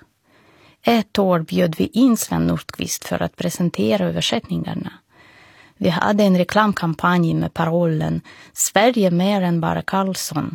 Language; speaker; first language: Swedish; non-native, fluent; Russian